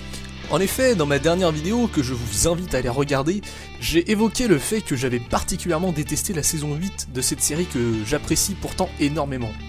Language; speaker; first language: French; native; French